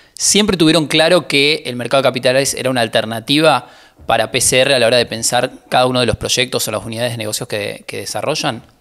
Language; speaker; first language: Spanish; native; Spanish